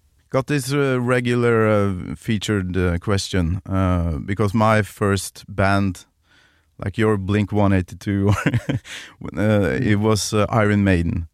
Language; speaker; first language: English; non-native, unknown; Norwegian